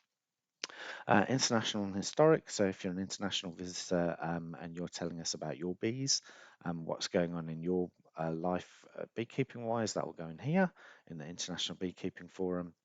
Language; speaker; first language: English; native; English